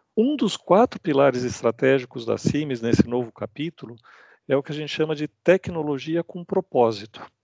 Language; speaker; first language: Portuguese; native; Portuguese